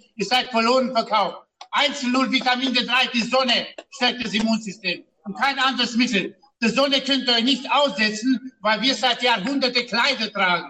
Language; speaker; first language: German; non-native, fluent; Romanian